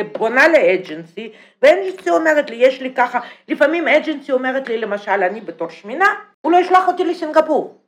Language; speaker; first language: Hebrew; non-native, fluent; Russian